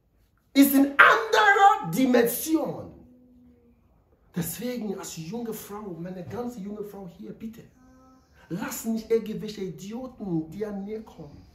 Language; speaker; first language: German; non-native, learner; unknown